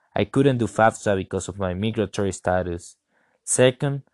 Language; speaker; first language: English; non-native, fluent; Spanish